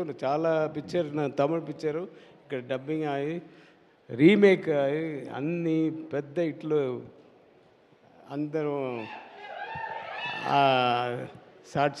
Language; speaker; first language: Telugu; non-native, learner; Tamil